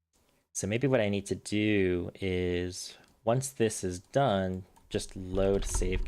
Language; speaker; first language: English; native; English